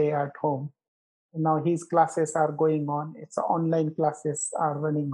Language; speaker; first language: English; non-native, local second language; Marathi